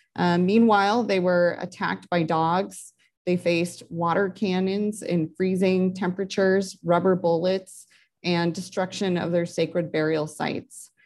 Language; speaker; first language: English; native; English